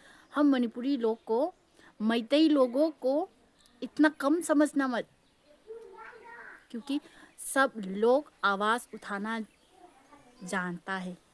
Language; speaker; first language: Hindi; non-native, local second language; Manipuri